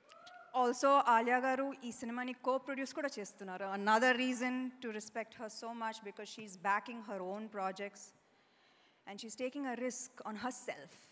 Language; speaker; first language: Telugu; non-native, local second language; Tamil